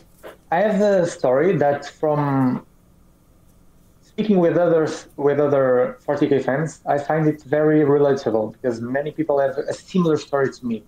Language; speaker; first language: English; non-native, fluent; Portuguese